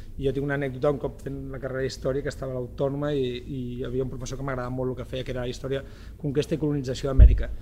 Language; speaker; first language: Catalan; native; Catalan